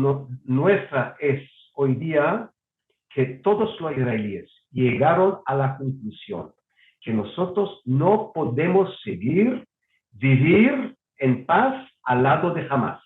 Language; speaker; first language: Spanish; non-native, fluent; Hebrew